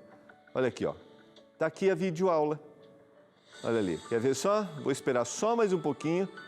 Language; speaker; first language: Portuguese; native; Portuguese